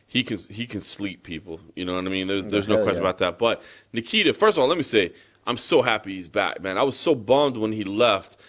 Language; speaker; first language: English; native; English